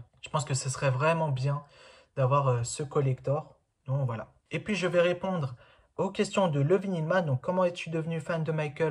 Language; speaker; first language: French; native; French